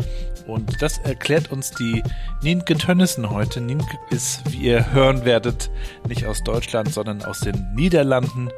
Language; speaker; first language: German; native; German